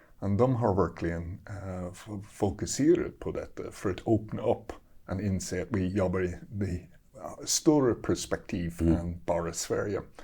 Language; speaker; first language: Swedish; non-native, fluent; English